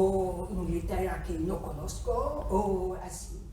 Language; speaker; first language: Spanish; non-native, fluent; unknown